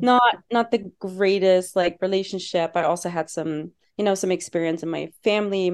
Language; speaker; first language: English; non-native, fluent; German